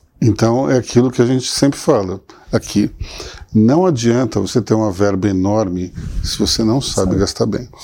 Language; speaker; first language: Portuguese; native; Portuguese